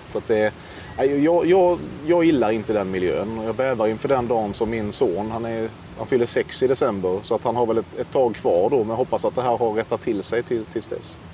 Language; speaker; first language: Swedish; native; Swedish